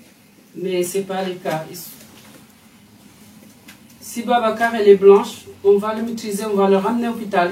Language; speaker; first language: French; non-native, fluent; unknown